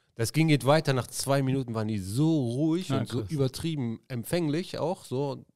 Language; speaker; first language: German; early bilingual, other home language; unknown